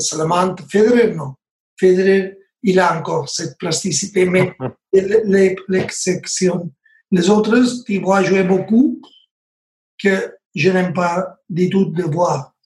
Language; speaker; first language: French; non-native, learner; Spanish